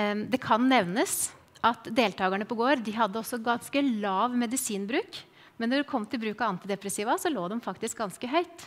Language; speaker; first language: Norwegian; native; Norwegian